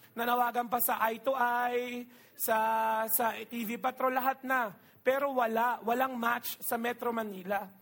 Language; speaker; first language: Filipino; non-native, local second language; Iloko